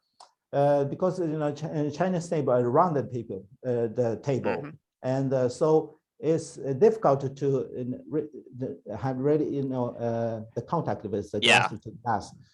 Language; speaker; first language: English; non-native, learner; Chinese